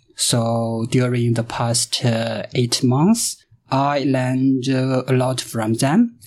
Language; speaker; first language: English; non-native, fluent; Chinese